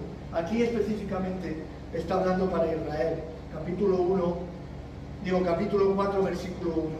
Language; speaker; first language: Spanish; native; Spanish